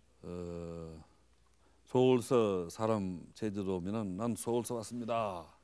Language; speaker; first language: Korean; non-native, fluent; English